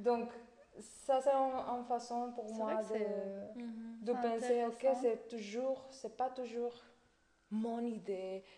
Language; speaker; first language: French; non-native, fluent; Spanish